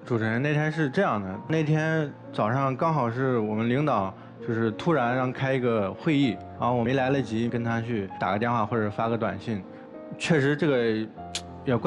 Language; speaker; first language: Chinese; native; Chinese